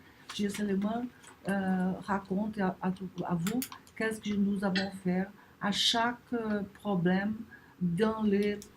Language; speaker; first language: French; non-native, learner; Portuguese